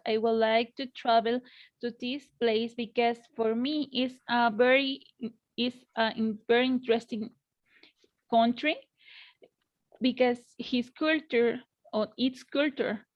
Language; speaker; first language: English; non-native, learner; Spanish